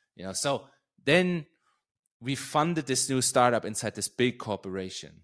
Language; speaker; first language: English; non-native, fluent; German